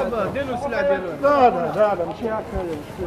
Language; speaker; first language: Arabic; native; Arabic